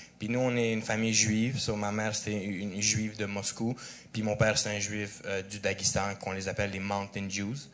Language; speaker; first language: French; early bilingual, other home language; Russian